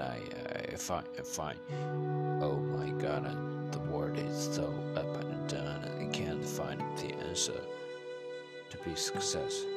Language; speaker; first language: English; non-native, learner; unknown